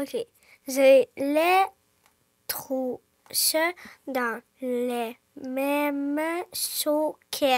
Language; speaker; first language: French; early bilingual, other home language; Ukrainian